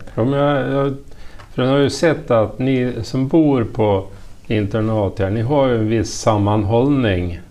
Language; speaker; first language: Swedish; non-native, fluent; Latvian